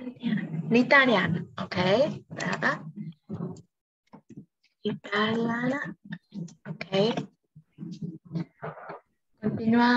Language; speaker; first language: Italian; non-native, learner; Vietnamese